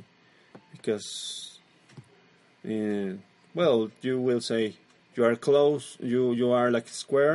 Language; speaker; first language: English; non-native, learner; Spanish